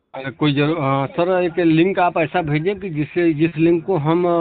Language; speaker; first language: Hindi; native; Hindi